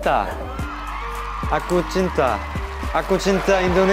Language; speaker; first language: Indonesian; non-native, learner; Korean